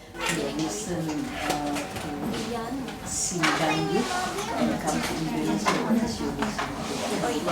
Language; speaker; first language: English; non-native, local second language; Indonesian